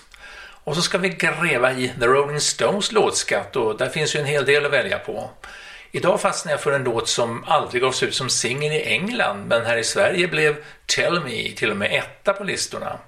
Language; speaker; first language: Swedish; native; Swedish